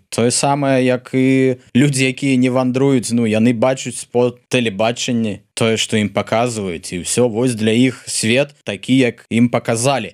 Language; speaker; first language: Belarusian; non-native, local second language; Russian